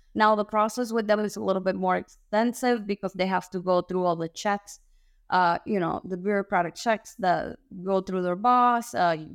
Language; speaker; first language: English; early bilingual, other home language; Spanish